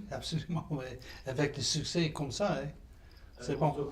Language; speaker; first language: French; non-native, learner; English